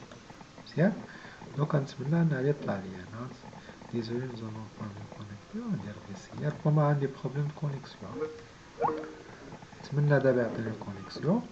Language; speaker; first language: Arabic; native; Arabic